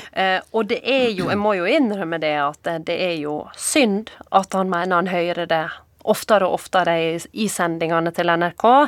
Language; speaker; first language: Norwegian; native; Norwegian